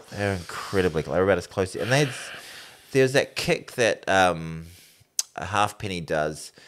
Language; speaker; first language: English; native; English